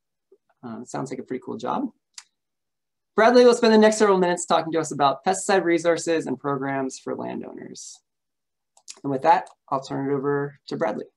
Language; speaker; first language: English; native; English